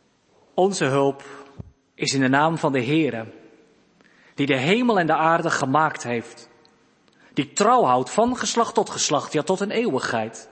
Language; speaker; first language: Dutch; native; Dutch